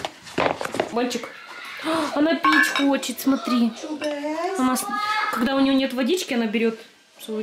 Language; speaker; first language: Russian; native; Russian